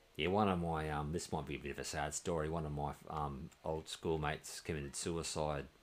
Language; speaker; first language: English; native; English